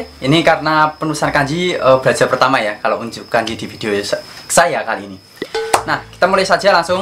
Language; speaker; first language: Indonesian; native; Indonesian